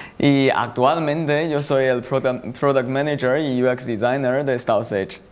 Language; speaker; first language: Spanish; non-native, fluent; Chinese